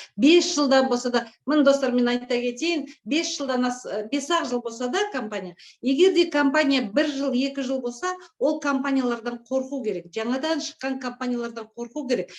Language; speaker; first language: Kazakh; native; Kazakh